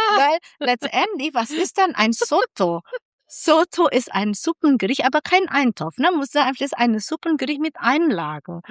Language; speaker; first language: German; non-native, fluent; Indonesian